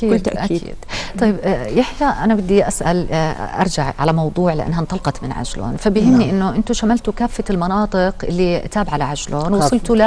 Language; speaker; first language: Arabic; native; Arabic